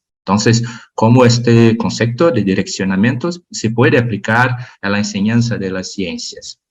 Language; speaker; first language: Spanish; non-native, learner; Portuguese